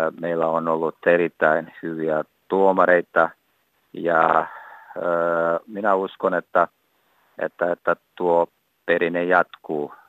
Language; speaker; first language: Finnish; non-native, fluent; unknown